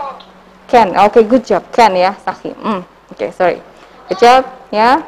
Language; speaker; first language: English; non-native, learner; Indonesian